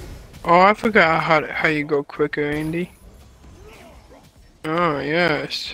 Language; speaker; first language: English; native; English